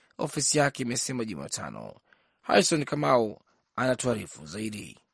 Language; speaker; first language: Swahili; native; Swahili